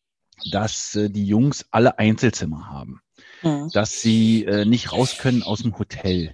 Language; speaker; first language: German; native; German